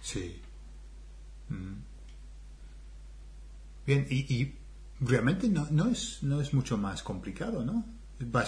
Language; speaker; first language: Spanish; non-native, fluent; English